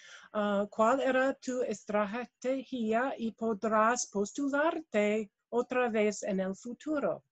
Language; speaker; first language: Spanish; non-native, learner; English